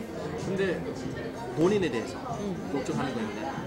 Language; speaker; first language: Korean; non-native, learner; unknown